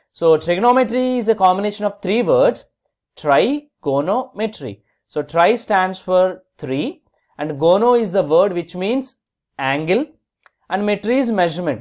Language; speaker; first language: English; non-native, local second language; Telugu